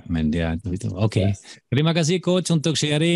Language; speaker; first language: Indonesian; non-native, fluent; German